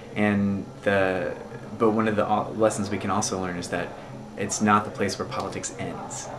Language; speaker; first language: English; native; English